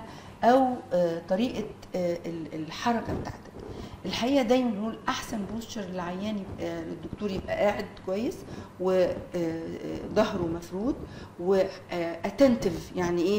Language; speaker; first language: Arabic; native; Arabic